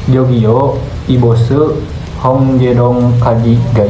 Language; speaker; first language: Korean; non-native, learner; Indonesian